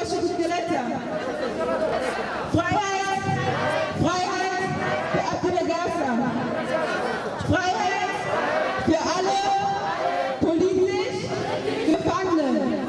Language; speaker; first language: German; non-native, learner; Oromo